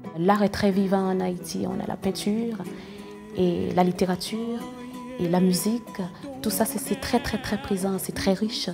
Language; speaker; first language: French; non-native, local second language; Haitian Creole